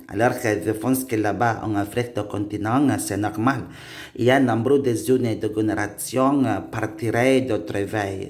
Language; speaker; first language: French; non-native, learner; Indonesian